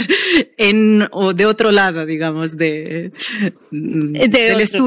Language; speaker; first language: Spanish; non-native, fluent; Russian